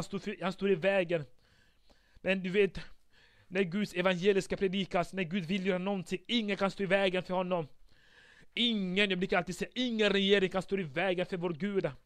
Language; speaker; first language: Swedish; non-native, fluent; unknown